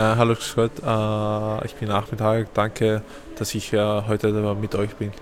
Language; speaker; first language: German; non-native, fluent; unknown